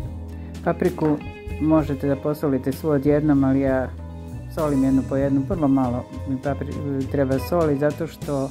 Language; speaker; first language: Serbian; native; Serbian